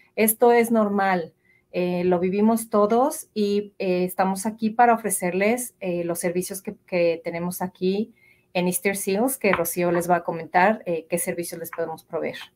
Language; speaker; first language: Spanish; native; Spanish